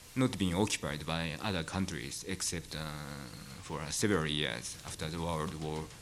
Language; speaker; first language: English; non-native, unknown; Japanese